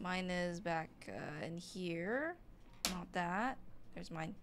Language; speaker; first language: English; native; English